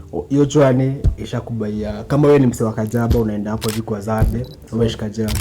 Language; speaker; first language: Swahili; native; Swahili